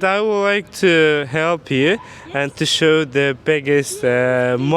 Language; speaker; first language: English; non-native, fluent; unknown